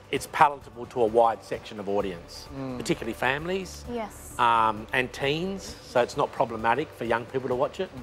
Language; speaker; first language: English; native; English